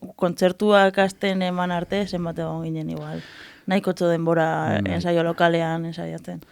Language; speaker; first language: Basque; non-native, local second language; Spanish